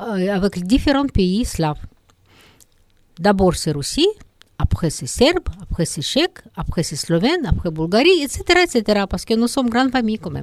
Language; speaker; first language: French; non-native, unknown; Russian